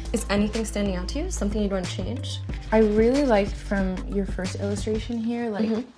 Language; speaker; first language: English; native; English